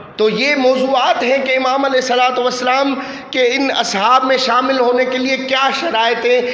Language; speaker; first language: Urdu; non-native, local second language; Sindhi